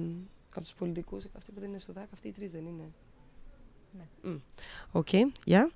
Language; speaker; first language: German; non-native, fluent; Greek